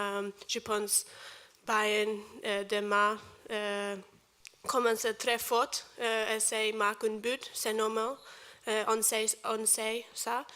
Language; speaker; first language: French; non-native, learner; English